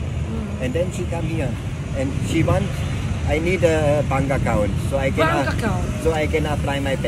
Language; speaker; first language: English; non-native, learner; German